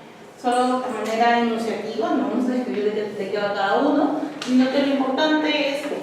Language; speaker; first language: Spanish; native; Spanish